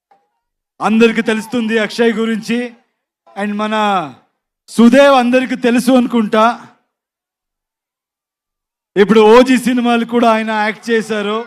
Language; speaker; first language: Telugu; non-native, local second language; Kannada